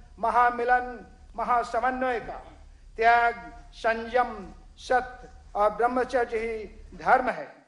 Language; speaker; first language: Hindi; non-native, local second language; Bangla